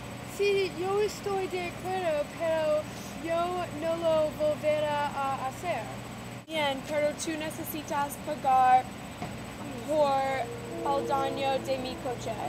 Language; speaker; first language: Spanish; non-native, learner; English